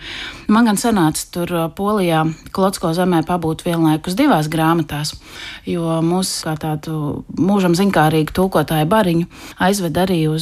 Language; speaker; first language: Latvian; native; Latvian